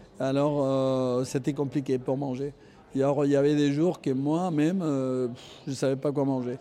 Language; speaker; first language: French; non-native, fluent; Spanish